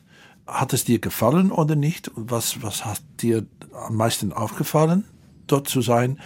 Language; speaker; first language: German; non-native, fluent; Dutch